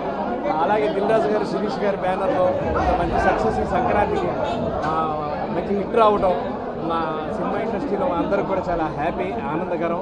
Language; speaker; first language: Telugu; native; Telugu